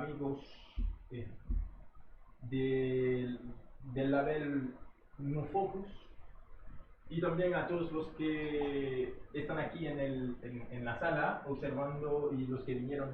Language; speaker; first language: Spanish; non-native, fluent; Haitian Creole